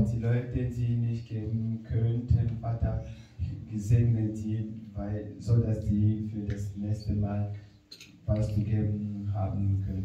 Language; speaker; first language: German; non-native, fluent; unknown